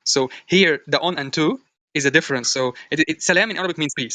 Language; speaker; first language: English; non-native, fluent; Arabic